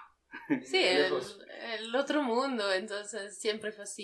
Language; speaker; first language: Spanish; non-native, fluent; Italian